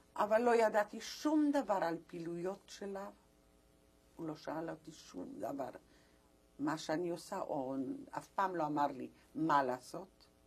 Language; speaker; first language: Hebrew; non-native, fluent; Polish